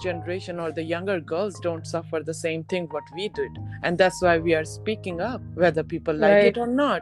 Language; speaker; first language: English; non-native, local second language; Hindi